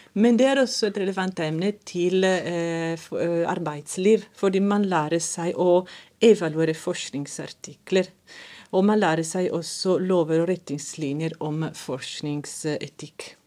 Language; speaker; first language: Norwegian; non-native, fluent; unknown